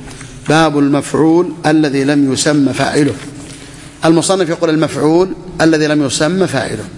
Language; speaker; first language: Arabic; native; Arabic